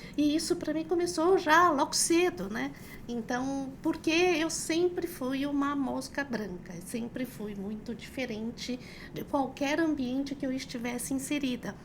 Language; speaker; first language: Portuguese; early bilingual, other home language; Chinese